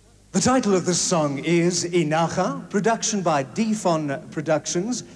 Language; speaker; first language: English; non-native, local second language; Afrikaans